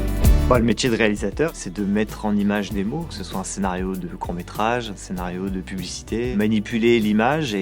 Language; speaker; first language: French; native; French